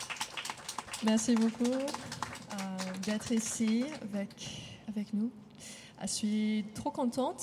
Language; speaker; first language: French; non-native, learner; English